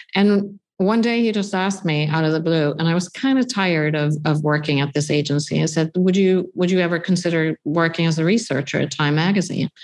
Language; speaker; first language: English; non-native, fluent; Swedish